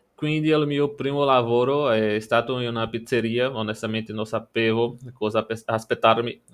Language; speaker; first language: Italian; non-native, learner; Portuguese